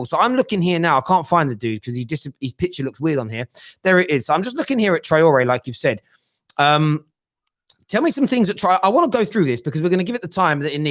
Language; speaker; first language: English; native; English